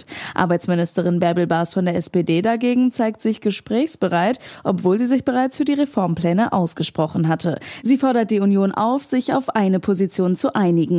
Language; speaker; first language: German; native; German